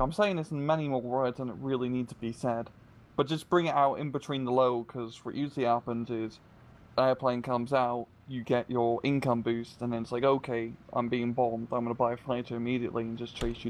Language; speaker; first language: English; native; English